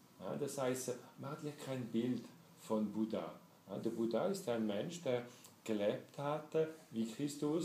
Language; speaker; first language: German; non-native, fluent; French